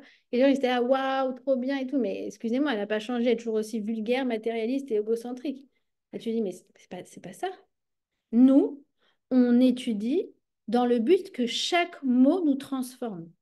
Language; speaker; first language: French; native; French